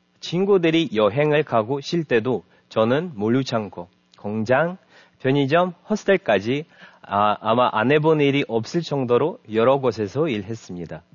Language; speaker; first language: Korean; non-native, fluent; Russian